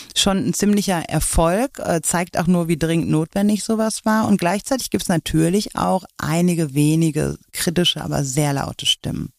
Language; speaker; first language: German; native; German